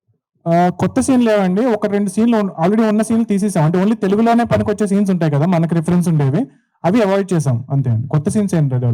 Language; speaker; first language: Telugu; native; Telugu